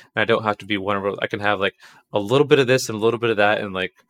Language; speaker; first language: English; native; English